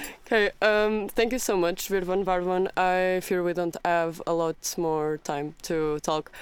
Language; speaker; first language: English; non-native, fluent; Portuguese